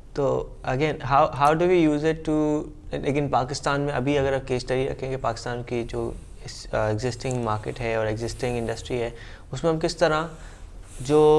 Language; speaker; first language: Urdu; native; Urdu